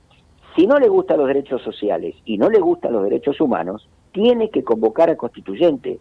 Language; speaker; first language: Spanish; native; Spanish